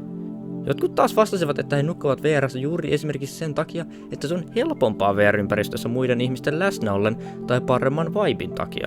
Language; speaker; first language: Finnish; native; Finnish